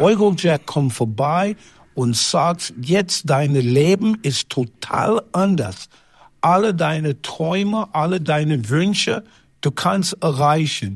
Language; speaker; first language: German; non-native, learner; English